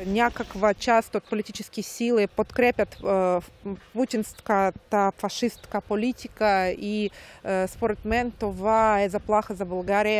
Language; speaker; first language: Bulgarian; non-native, learner; Russian